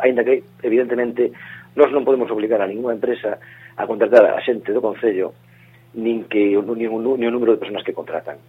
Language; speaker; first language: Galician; non-native, local second language; Spanish